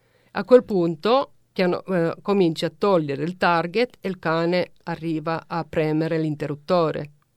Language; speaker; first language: Italian; non-native, fluent; Finnish